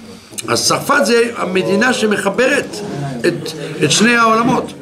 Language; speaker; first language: Hebrew; non-native, fluent; French